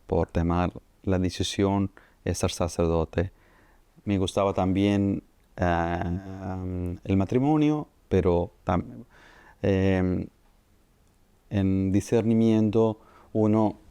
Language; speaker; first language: Spanish; non-native, fluent; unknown